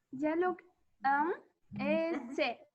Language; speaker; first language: French; non-native, learner; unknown